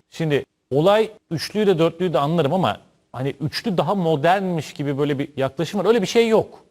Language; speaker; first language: Turkish; native; Turkish